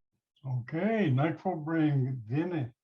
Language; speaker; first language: Spanish; non-native, learner; English